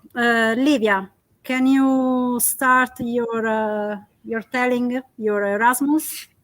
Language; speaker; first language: English; non-native, fluent; Italian